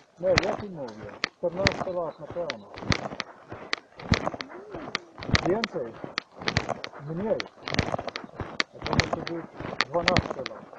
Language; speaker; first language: Polish; non-native, learner; Slovenian